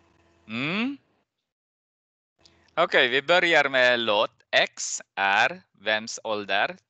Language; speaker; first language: Swedish; non-native, fluent; Persian